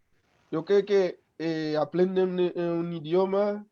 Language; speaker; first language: Spanish; non-native, local second language; Haitian Creole